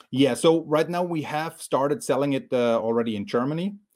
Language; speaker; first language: English; non-native, fluent; German